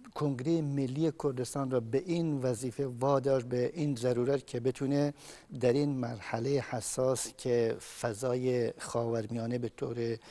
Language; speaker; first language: Persian; non-native, local second language; Kurdish